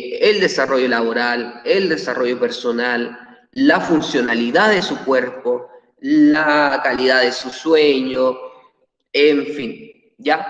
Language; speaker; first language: Spanish; native; Spanish